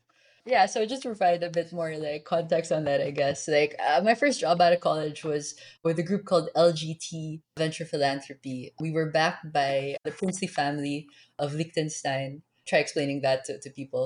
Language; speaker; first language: English; non-native, local second language; Filipino